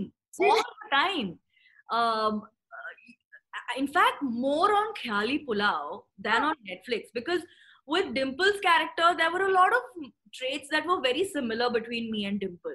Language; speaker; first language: English; non-native, local second language; Marathi